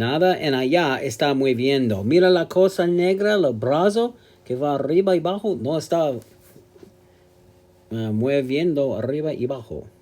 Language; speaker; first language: Spanish; non-native, learner; English